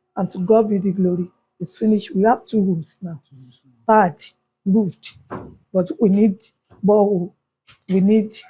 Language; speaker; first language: English; non-native, local second language; Yoruba